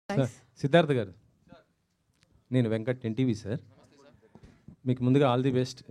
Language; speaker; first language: Telugu; native; Telugu